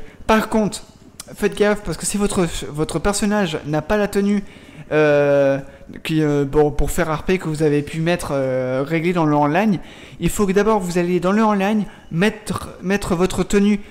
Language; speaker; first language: French; native; French